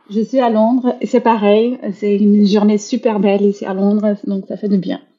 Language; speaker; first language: French; non-native, fluent; Portuguese